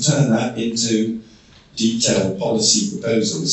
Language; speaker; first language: English; native; English